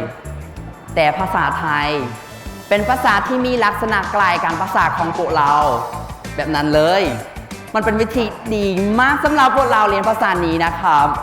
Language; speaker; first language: Thai; non-native, fluent; Khmer